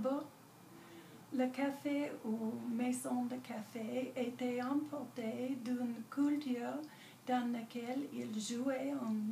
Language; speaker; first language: French; non-native, learner; English